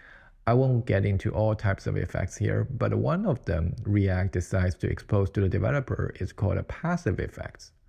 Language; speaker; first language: English; non-native, fluent; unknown